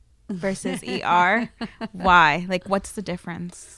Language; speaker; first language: English; early bilingual, other home language; Spanish